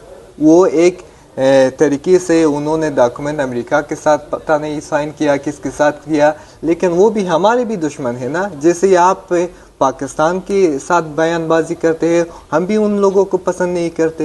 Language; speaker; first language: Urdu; non-native, fluent; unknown